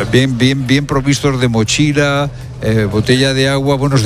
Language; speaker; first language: Spanish; native; Spanish